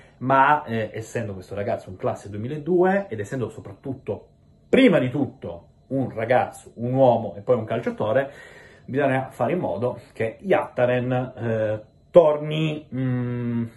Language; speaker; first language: Italian; native; Italian